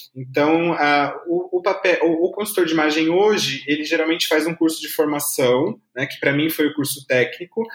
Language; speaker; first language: Portuguese; native; Portuguese